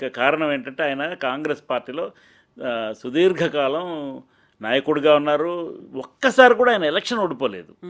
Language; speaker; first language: Telugu; native; Telugu